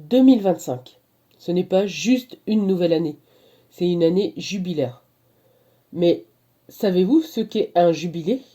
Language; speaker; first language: French; native; French